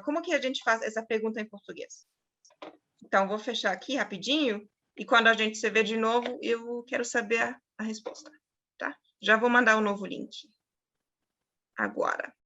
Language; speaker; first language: Portuguese; non-native, fluent; German